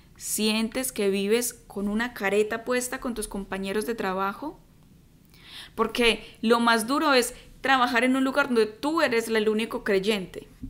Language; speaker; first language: Spanish; native; Spanish